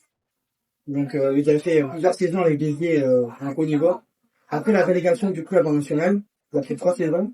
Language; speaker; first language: French; native; French